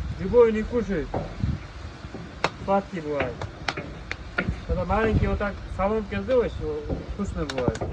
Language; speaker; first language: Russian; non-native, local second language; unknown